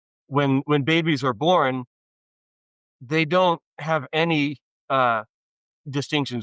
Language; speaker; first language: English; native; English